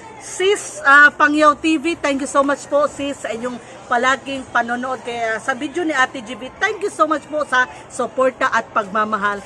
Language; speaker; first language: Filipino; non-native, local second language; Cebuano